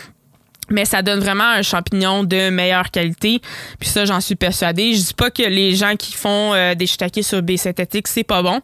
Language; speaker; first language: French; native; French